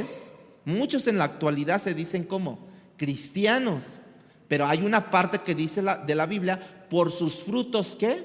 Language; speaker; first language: Spanish; native; Spanish